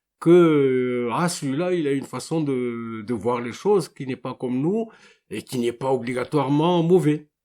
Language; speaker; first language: French; non-native, local second language; Malagasy